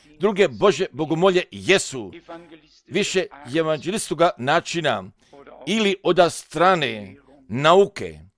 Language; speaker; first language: Serbian; non-native, fluent; German